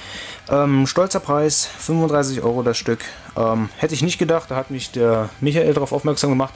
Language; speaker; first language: German; native; German